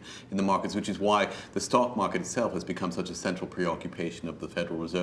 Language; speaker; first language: English; native; English